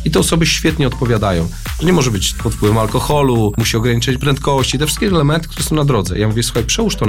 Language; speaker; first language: Polish; native; Polish